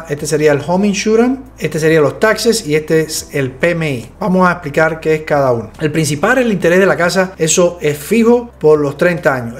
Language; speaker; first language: Spanish; native; Spanish